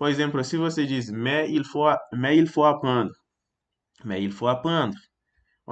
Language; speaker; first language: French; non-native, fluent; Portuguese